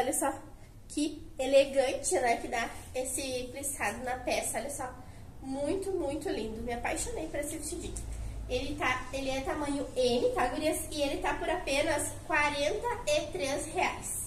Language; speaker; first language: Portuguese; native; Portuguese